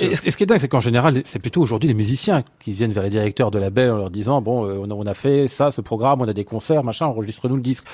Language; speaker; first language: French; native; French